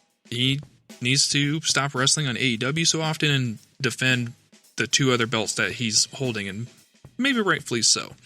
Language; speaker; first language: English; native; English